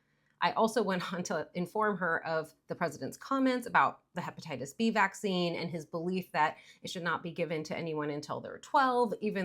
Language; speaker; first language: English; native; English